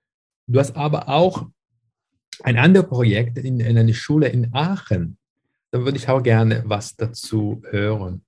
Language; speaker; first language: German; non-native, fluent; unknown